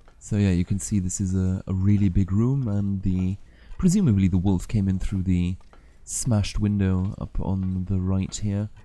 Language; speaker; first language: English; native; English